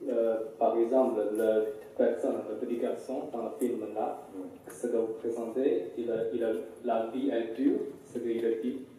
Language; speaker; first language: French; non-native, learner; Chinese